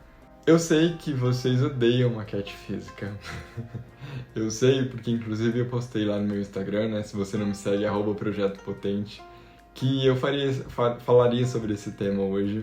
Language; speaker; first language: Portuguese; native; Portuguese